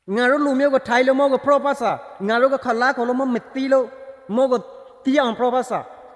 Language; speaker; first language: Burmese; native; Burmese